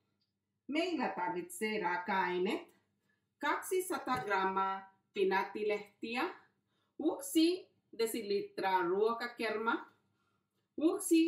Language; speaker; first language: Finnish; non-native, learner; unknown